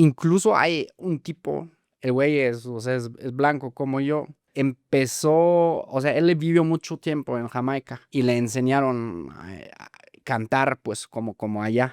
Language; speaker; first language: Spanish; non-native, fluent; German